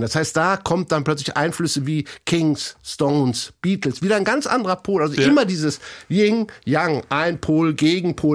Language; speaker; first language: German; native; German